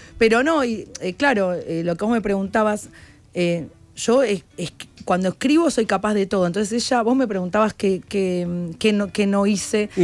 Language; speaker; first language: Spanish; native; Spanish